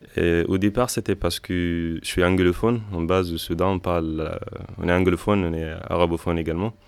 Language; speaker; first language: French; non-native, fluent; Arabic